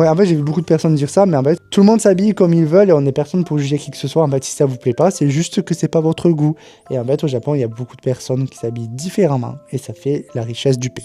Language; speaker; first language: French; native; French